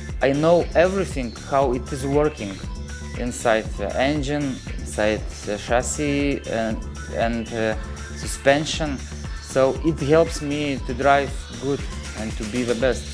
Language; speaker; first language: English; non-native, learner; Lithuanian